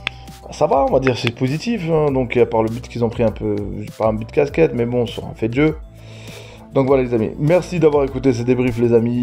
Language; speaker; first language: French; native; French